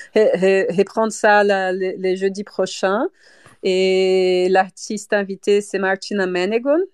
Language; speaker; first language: French; non-native, fluent; Portuguese